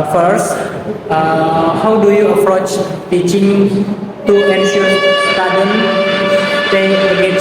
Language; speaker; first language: English; non-native, learner; Indonesian